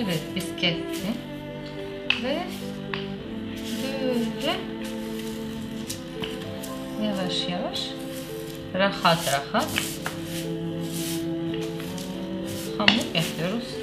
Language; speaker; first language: Turkish; non-native, learner; Russian